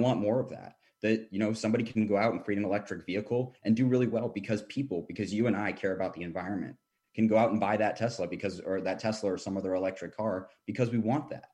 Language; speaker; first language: English; native; English